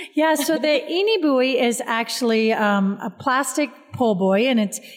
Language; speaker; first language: English; native; English